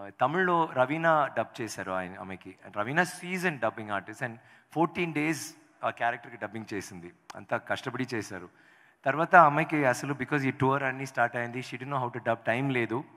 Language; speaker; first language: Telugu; non-native, learner; Tamil